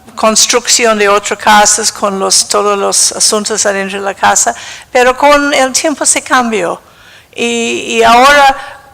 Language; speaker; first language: Spanish; non-native, fluent; English